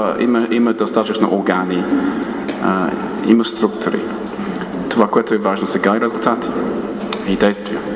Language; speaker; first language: Bulgarian; non-native, fluent; English